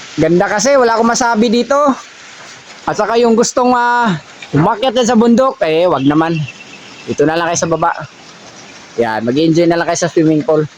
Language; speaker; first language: Filipino; non-native, local second language; Cebuano